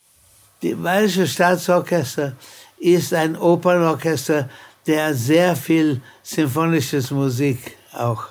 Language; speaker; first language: German; non-native, fluent; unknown